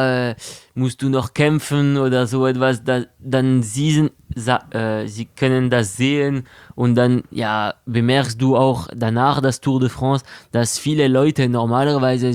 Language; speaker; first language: German; non-native, local second language; French